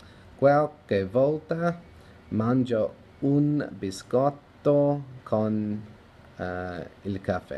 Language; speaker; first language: Italian; non-native, learner; English